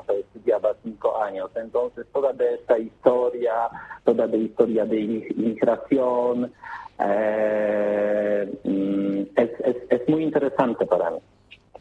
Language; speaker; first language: Spanish; non-native, learner; Polish